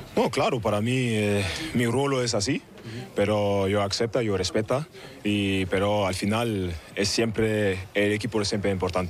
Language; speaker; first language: Spanish; non-native, learner; German